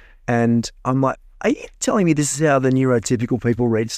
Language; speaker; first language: English; native; English